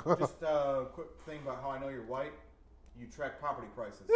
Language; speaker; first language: English; native; English